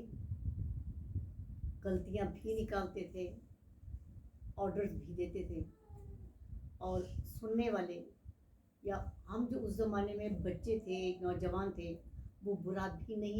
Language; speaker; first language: Urdu; native; Urdu